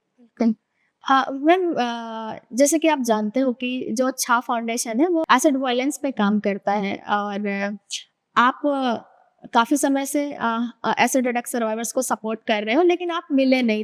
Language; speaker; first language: Hindi; native; Hindi